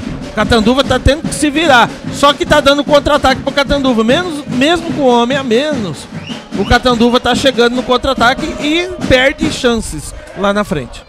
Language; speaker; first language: Portuguese; native; Portuguese